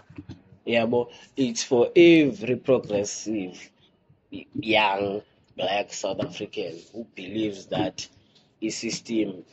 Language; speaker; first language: English; non-native, local second language; Xhosa